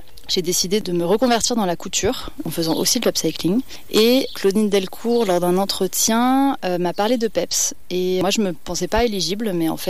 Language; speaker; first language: French; native; French